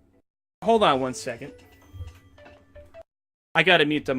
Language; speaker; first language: English; native; English